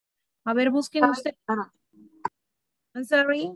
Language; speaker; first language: English; non-native, learner; Spanish